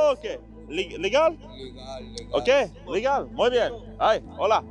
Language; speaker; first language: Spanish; non-native, learner; English